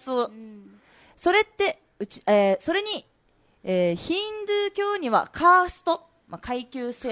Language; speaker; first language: Japanese; native; Japanese